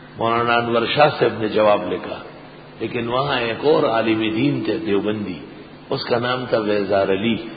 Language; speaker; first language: Urdu; non-native, local second language; Pashto